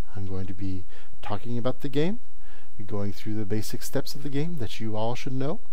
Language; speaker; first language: English; native; English